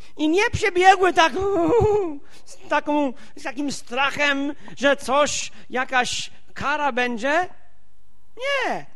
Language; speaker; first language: Polish; non-native, fluent; English